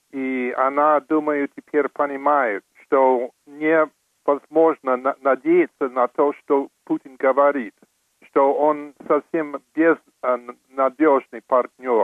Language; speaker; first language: Russian; non-native, fluent; English